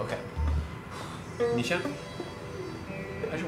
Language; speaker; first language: Chinese; non-native, fluent; English